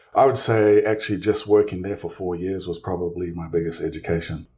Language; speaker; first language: English; native; English